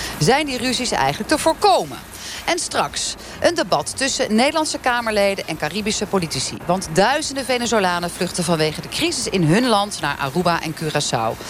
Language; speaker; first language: Dutch; native; Dutch